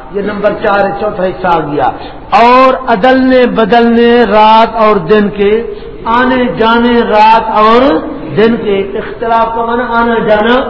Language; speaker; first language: Urdu; non-native, local second language; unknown